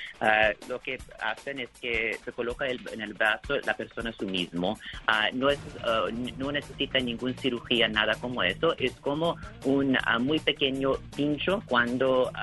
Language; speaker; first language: Spanish; non-native, learner; English